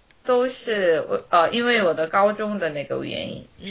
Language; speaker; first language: Chinese; non-native, learner; Korean